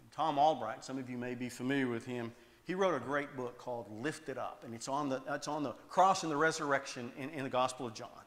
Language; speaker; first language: English; native; English